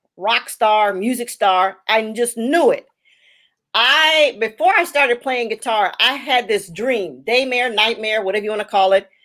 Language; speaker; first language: English; native; English